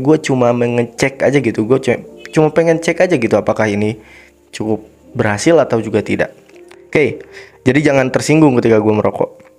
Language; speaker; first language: Indonesian; native; Indonesian